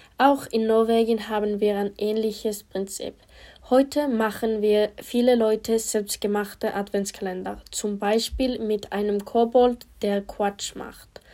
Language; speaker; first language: German; non-native, learner; Polish